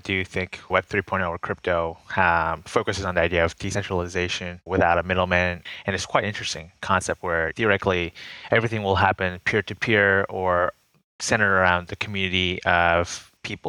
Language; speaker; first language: English; native; English